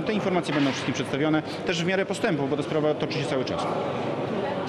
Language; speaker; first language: Polish; native; Polish